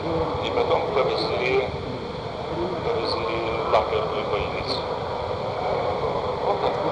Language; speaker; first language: Russian; non-native, fluent; Lithuanian